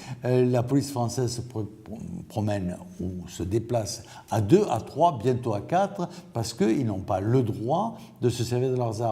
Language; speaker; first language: French; native; French